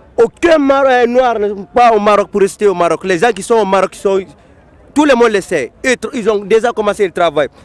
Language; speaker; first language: French; non-native, local second language; Fula